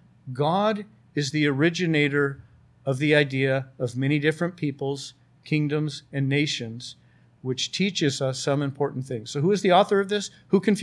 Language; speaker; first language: English; native; English